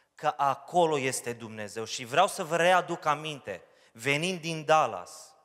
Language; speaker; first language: Romanian; early bilingual, heritage; Romanian